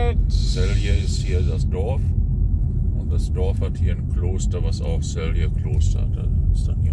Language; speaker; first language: German; native; German